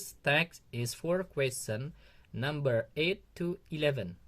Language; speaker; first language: English; non-native, learner; Indonesian